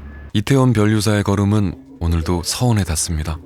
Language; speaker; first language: Korean; native; Korean